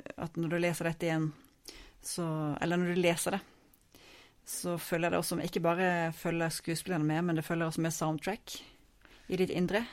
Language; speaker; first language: Norwegian; native; Norwegian